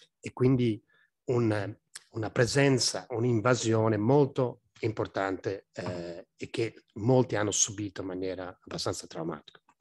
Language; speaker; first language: Italian; non-native, fluent; English